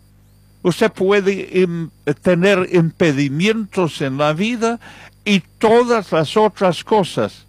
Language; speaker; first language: Spanish; non-native, fluent; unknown